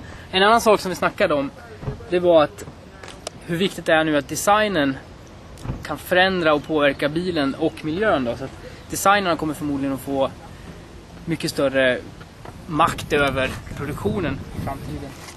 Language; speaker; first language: Swedish; native; Swedish